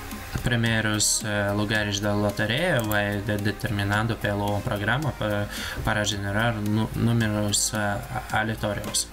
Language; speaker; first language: Portuguese; non-native, learner; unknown